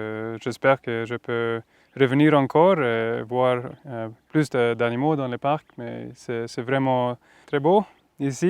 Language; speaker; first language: French; non-native, fluent; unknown